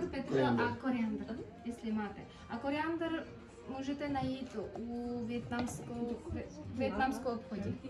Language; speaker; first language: Czech; non-native, learner; Kara-Kalpak